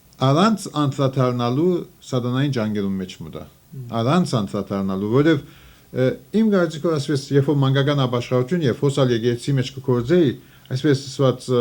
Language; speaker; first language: Armenian; early bilingual, heritage; Armenian